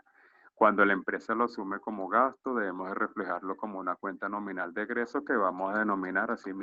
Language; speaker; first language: Spanish; native; Spanish